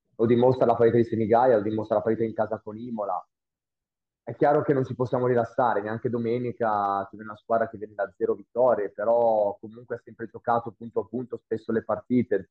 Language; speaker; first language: Italian; native; Italian